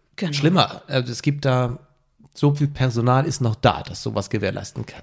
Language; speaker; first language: German; native; German